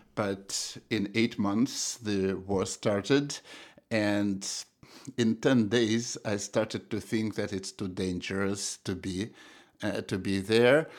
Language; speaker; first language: English; non-native, fluent; Russian